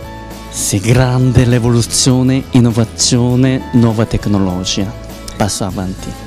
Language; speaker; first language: Italian; non-native, learner; Korean